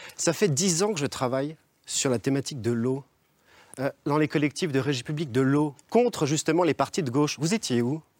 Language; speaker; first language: French; native; French